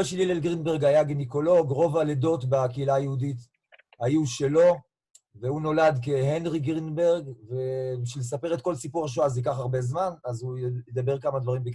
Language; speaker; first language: Hebrew; native; Hebrew